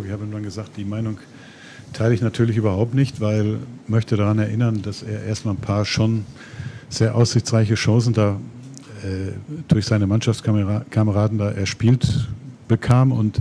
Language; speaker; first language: German; native; German